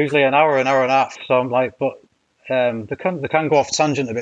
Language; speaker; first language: English; native; English